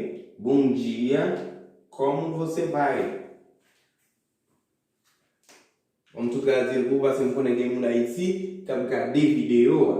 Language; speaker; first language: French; non-native, local second language; Haitian Creole